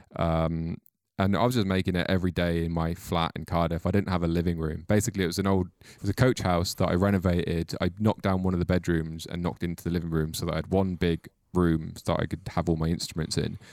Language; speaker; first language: English; native; English